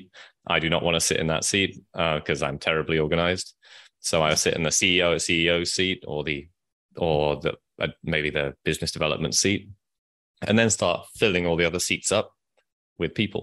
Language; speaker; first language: English; native; English